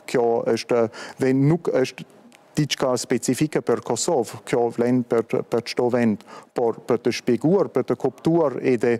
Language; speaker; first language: Albanian; non-native, fluent; German